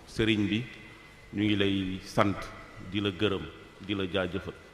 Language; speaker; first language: Wolof; non-native, local second language; Fula